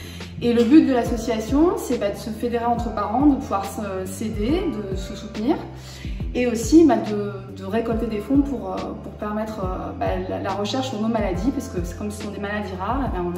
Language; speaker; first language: French; native; French